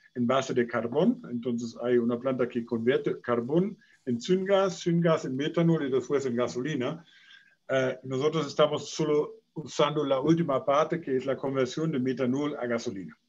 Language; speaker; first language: Spanish; non-native, fluent; German